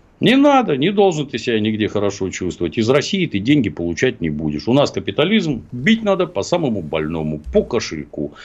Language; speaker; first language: Russian; native; Russian